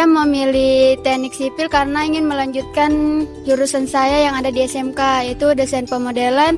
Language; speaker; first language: Indonesian; native; Indonesian